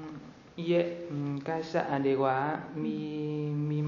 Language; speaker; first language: Japanese; non-native, learner; Vietnamese